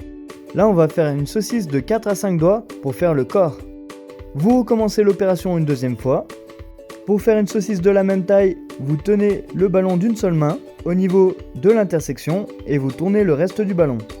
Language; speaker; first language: French; native; French